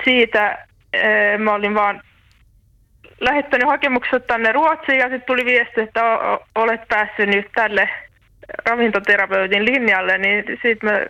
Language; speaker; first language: Finnish; non-native, local second language; Swedish